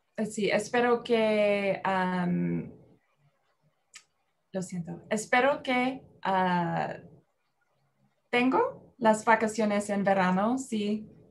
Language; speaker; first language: Spanish; non-native, learner; English